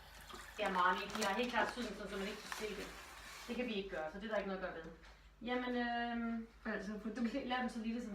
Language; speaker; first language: Danish; native; Danish